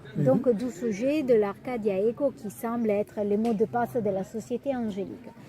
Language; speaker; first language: French; non-native, fluent; Italian